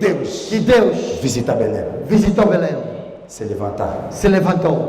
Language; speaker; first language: Portuguese; non-native, learner; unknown